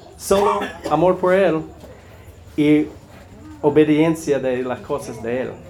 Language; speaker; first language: Spanish; non-native, learner; English